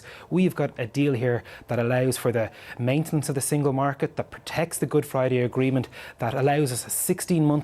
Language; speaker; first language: English; native; English